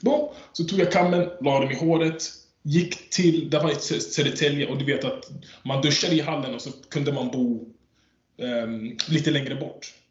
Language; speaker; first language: Swedish; early bilingual, other home language; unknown